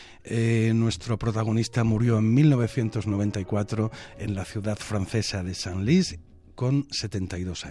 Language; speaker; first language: Spanish; native; Spanish